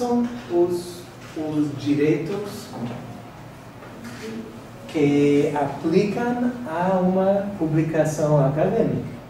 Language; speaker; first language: Portuguese; non-native, learner; English